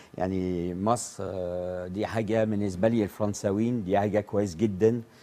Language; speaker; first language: Arabic; non-native, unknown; French